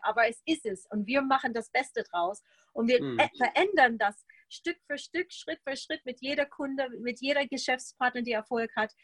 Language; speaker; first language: German; non-native, fluent; English